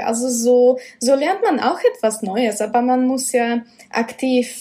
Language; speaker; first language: German; non-native, fluent; Czech